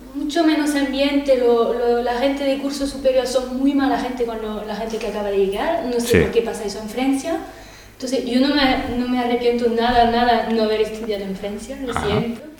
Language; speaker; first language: Spanish; non-native, fluent; French